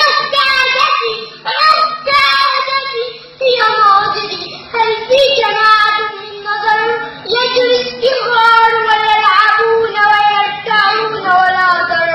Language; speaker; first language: Arabic; native; Arabic